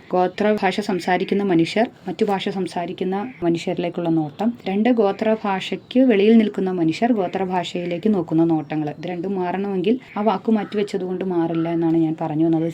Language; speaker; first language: Malayalam; native; Malayalam